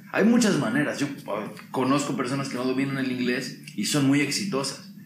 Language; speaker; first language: Spanish; early bilingual, heritage; Spanish